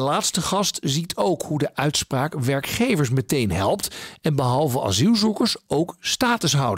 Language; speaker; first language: Dutch; native; Dutch